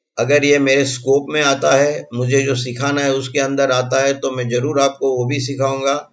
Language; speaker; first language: Hindi; non-native, local second language; Gujarati